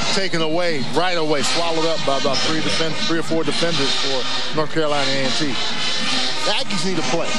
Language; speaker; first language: English; native; English